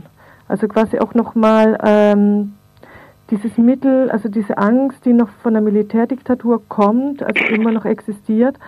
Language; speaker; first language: German; native; German